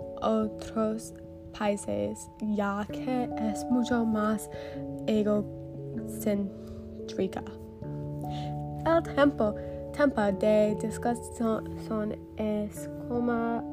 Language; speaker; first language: Spanish; non-native, learner; English